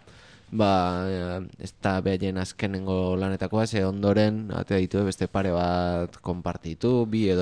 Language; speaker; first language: Basque; native; Basque